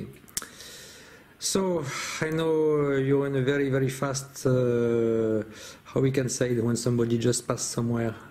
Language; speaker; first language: English; non-native, fluent; French